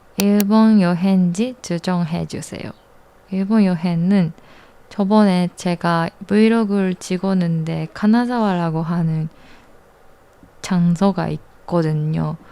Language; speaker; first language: Korean; non-native, learner; Japanese